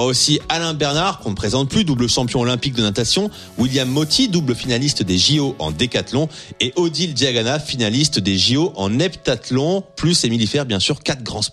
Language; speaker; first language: French; native; French